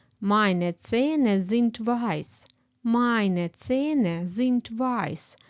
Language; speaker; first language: German; non-native, fluent; Ukrainian